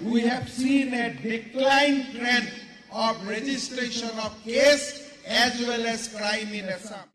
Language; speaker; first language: English; non-native, local second language; Assamese